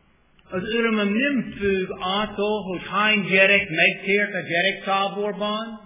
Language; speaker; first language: Hungarian; non-native, fluent; English